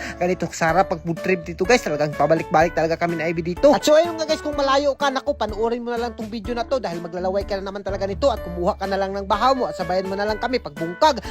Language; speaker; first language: Filipino; non-native, local second language; Cebuano